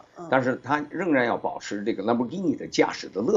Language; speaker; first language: Chinese; native; Chinese